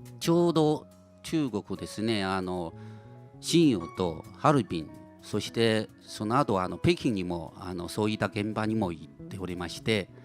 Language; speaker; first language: Japanese; non-native, fluent; Chinese